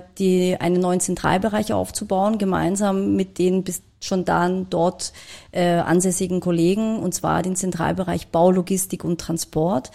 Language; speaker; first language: German; early bilingual, other home language; Polish